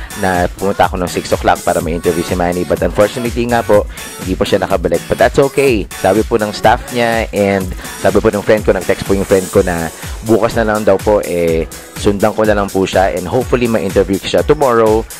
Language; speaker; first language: Filipino; native; Filipino